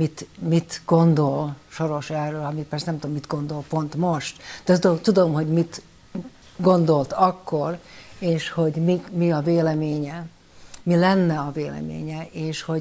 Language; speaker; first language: Hungarian; early bilingual, heritage; Hungarian